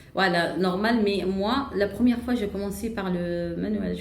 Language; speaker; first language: French; non-native, learner; Arabic